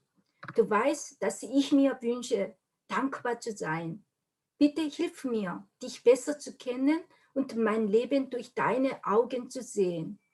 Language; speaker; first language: German; non-native, learner; Korean